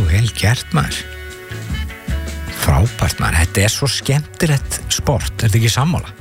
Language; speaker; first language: Icelandic; native; Icelandic